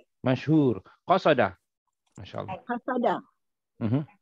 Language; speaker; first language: Arabic; non-native, fluent; Malay